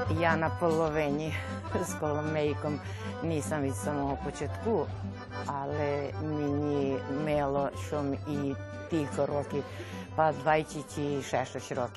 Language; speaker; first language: Ukrainian; early bilingual, heritage; Ukrainian